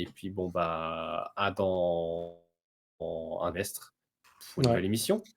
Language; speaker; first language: French; native; French